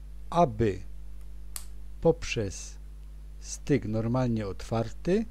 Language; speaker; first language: Polish; native; Polish